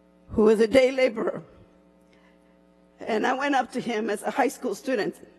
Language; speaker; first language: English; early bilingual, other home language; Spanish